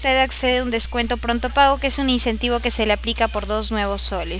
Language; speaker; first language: Spanish; native; Spanish